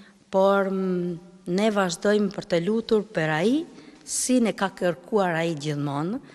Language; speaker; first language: Albanian; non-native, learner; Italian